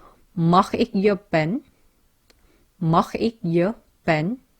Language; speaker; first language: Dutch; non-native, fluent; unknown